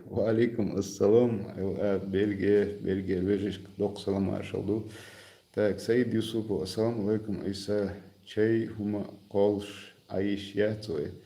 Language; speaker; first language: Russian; non-native, local second language; Chechen